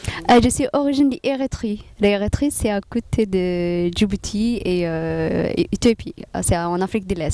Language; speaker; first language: French; non-native, fluent; Tigrinya